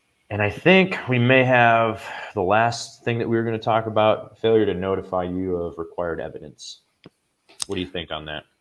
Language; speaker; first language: English; native; English